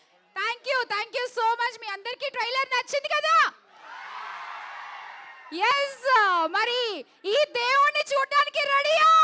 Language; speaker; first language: Telugu; native; Telugu